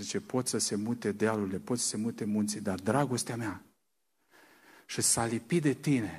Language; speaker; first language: Romanian; native; Romanian